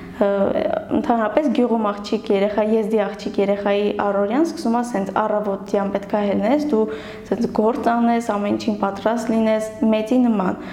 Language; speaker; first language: Armenian; non-native, local second language; Kurdish